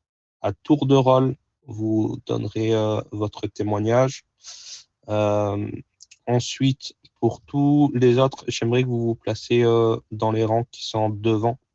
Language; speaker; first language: French; native; French